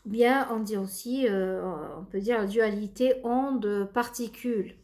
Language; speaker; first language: French; non-native, local second language; Arabic